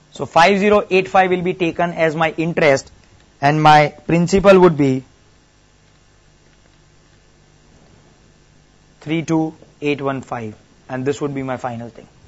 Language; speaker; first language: English; non-native, local second language; Gujarati